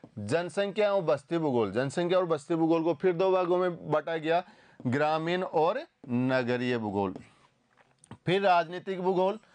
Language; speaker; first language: Hindi; native; Hindi